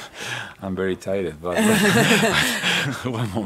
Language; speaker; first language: English; non-native, learner; Spanish